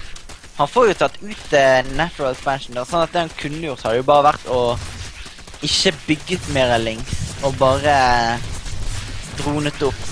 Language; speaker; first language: Norwegian; native; Norwegian